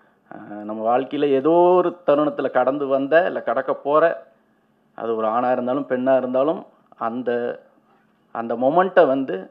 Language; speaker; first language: Tamil; native; Tamil